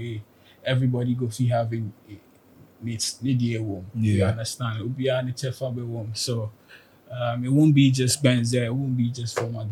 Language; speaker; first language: English; non-native, local second language; Akan